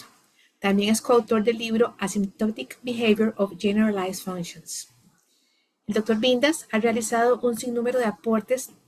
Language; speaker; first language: Spanish; native; Spanish